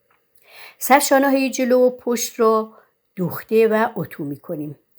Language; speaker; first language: Persian; native; Persian